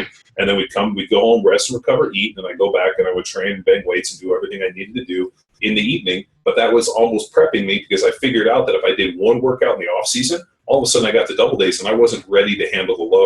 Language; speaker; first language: English; native; English